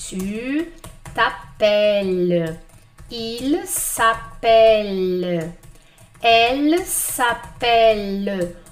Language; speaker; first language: French; non-native, fluent; Portuguese